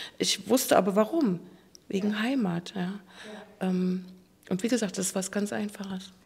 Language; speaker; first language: German; native; German